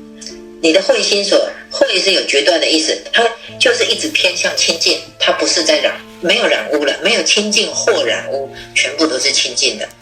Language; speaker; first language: Chinese; native; Chinese